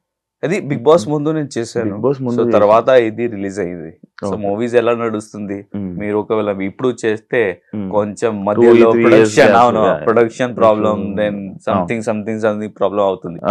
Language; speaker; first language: Telugu; non-native, local second language; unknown